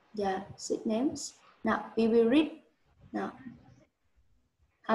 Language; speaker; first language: English; non-native, learner; Vietnamese